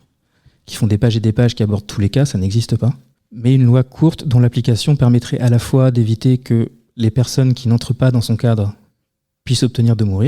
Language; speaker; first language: French; native; French